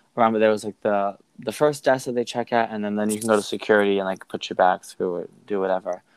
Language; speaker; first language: English; native; English